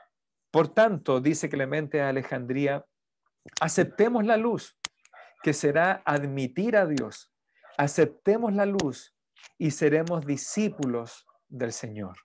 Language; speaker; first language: Spanish; native; Spanish